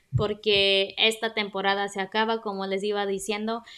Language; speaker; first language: Spanish; native; Spanish